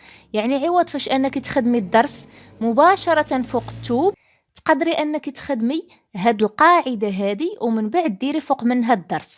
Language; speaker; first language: Arabic; native; Arabic